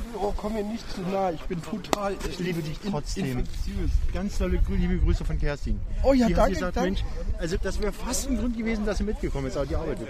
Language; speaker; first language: German; native; German